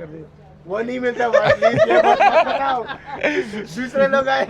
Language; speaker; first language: Hindi; non-native, fluent; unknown